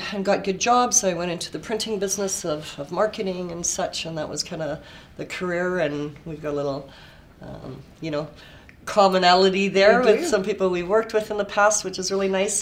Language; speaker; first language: English; native; English